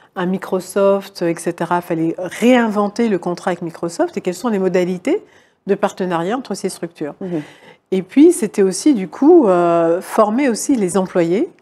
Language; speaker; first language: French; native; French